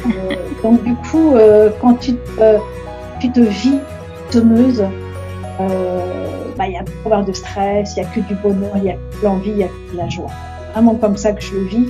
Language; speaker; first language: French; native; French